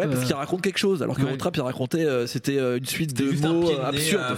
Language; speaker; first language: French; native; French